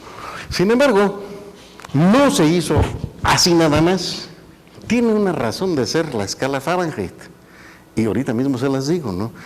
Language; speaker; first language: Spanish; native; Spanish